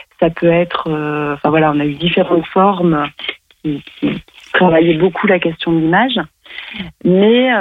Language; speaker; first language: French; native; French